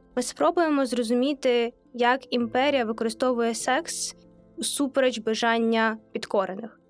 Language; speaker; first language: Ukrainian; native; Ukrainian